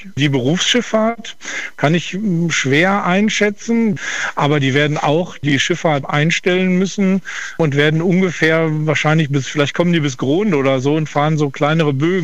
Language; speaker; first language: German; native; German